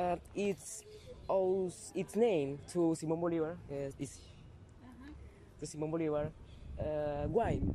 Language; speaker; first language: English; non-native, learner; Spanish